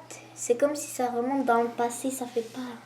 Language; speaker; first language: French; native; French